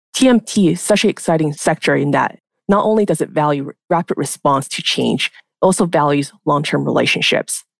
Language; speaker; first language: English; native; English